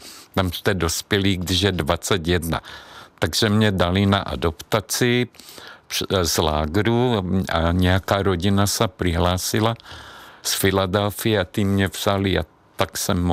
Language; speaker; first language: Czech; non-native, fluent; Hungarian